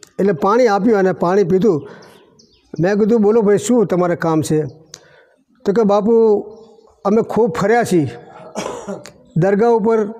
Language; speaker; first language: Gujarati; native; Gujarati